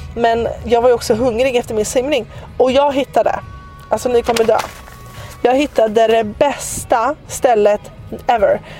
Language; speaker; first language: Swedish; native; Swedish